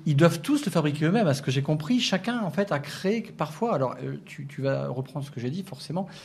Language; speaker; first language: French; native; French